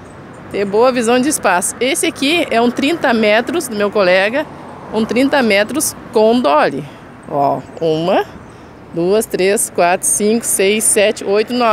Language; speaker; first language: Portuguese; native; Portuguese